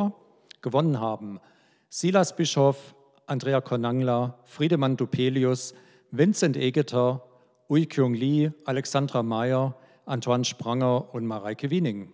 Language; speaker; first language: German; native; German